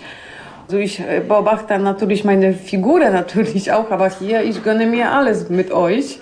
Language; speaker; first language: German; non-native, learner; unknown